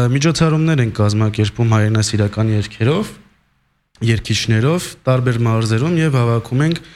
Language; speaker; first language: Armenian; early bilingual, heritage; Armenian